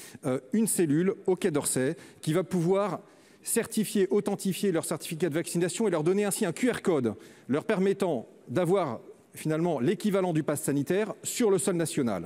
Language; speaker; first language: French; native; French